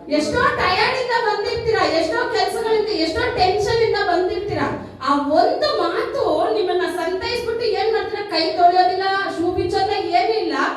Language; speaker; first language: Kannada; non-native, local second language; Tamil